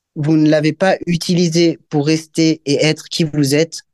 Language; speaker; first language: French; native; French